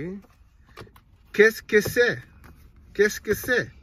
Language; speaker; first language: French; non-native, learner; English